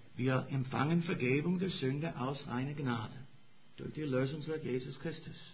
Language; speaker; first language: German; non-native, fluent; English